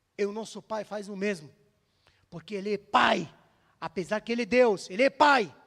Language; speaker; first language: Portuguese; non-native, fluent; Arabic